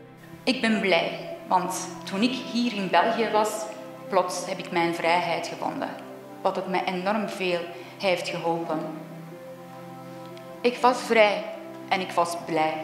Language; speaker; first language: Dutch; non-native, fluent; Persian